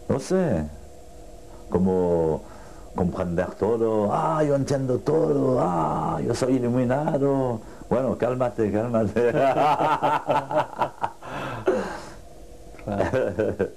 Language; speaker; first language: Spanish; non-native, learner; French